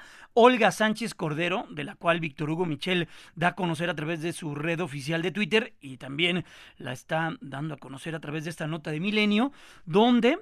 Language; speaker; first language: Spanish; native; Spanish